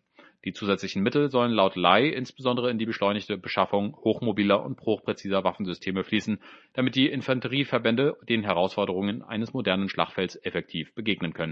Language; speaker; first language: German; native; German